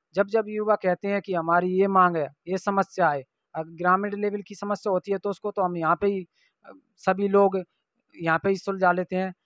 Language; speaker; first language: Hindi; native; Hindi